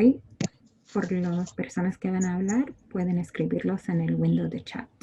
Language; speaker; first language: Spanish; non-native, learner; English